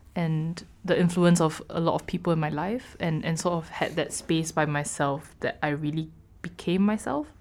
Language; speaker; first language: English; native; English